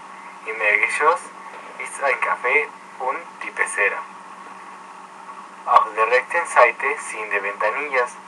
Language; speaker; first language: German; non-native, learner; Spanish